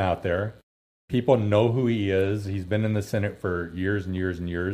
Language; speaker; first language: English; native; English